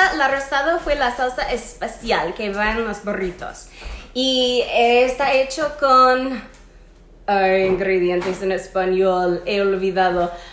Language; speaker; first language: Spanish; non-native, fluent; English